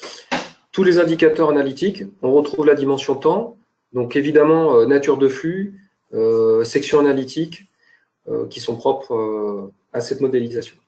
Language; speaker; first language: French; native; French